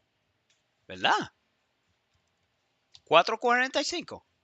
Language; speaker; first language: Spanish; non-native, learner; English